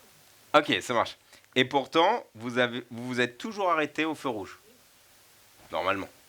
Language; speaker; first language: French; native; French